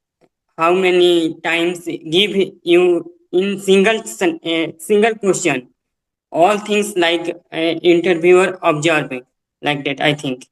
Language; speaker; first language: English; non-native, learner; Hindi